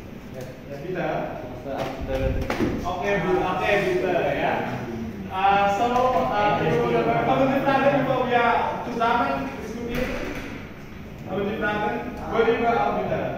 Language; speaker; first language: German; non-native, learner; Indonesian